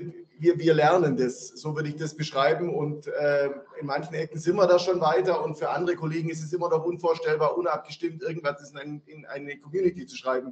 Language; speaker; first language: German; native; German